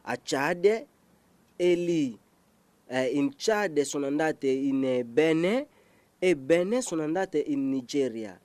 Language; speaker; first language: Italian; non-native, learner; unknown